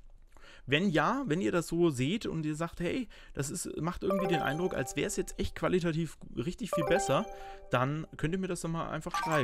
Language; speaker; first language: German; native; German